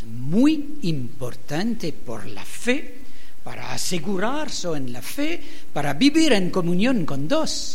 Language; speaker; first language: Spanish; non-native, fluent; French